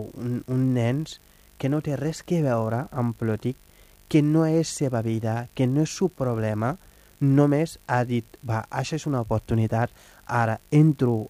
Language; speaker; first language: Catalan; non-native, fluent; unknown